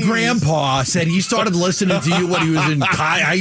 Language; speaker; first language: English; native; English